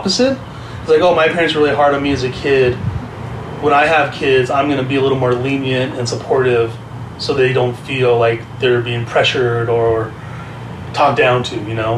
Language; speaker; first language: English; native; English